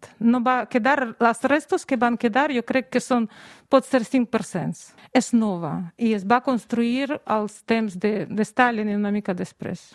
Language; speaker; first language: Catalan; non-native, fluent; Russian